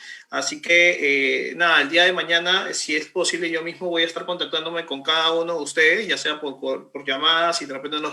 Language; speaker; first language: Spanish; native; Spanish